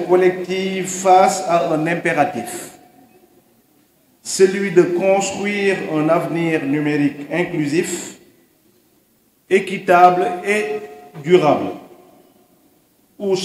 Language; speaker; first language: French; non-native, local second language; Wolof